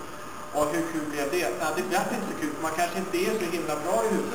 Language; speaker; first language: Swedish; native; Swedish